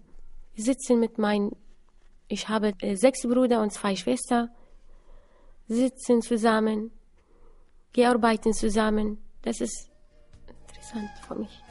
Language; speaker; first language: German; non-native, learner; Assyrian Neo-Aramaic